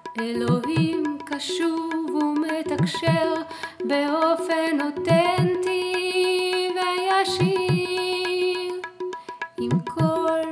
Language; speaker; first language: Hebrew; native; Hebrew